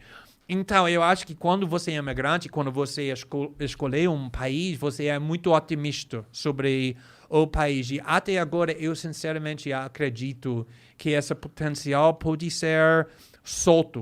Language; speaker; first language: Portuguese; non-native, fluent; English